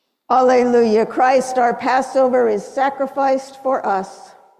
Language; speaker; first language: English; native; English